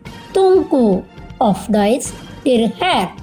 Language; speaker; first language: German; non-native, fluent; Indonesian